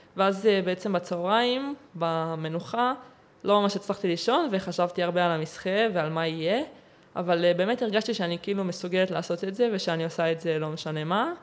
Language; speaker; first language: Hebrew; native; Hebrew